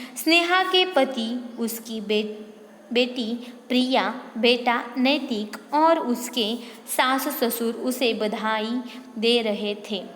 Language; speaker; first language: Hindi; non-native, local second language; Marathi